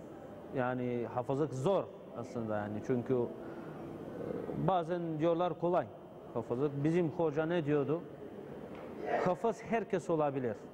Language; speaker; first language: Turkish; non-native, fluent; Bulgarian